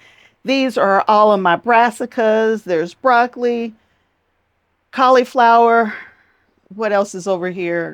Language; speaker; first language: English; native; English